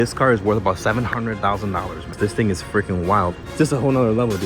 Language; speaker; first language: English; native; English